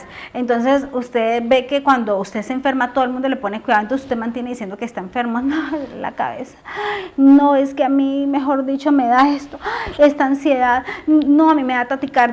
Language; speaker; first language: Spanish; native; Spanish